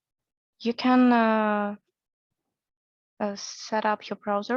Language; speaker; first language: English; non-native, fluent; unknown